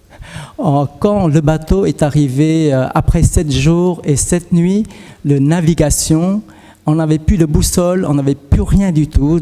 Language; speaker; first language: French; early bilingual, other home language; Vietnamese